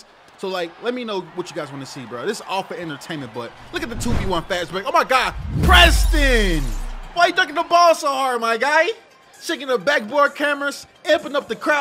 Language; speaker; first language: English; native; English